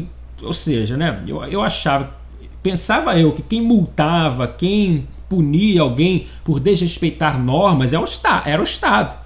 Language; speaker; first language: Portuguese; native; Portuguese